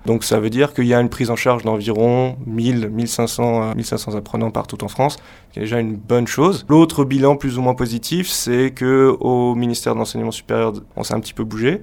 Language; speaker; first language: French; native; French